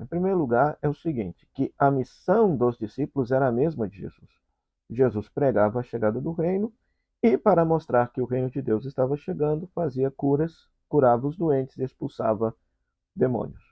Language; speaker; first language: Portuguese; native; Portuguese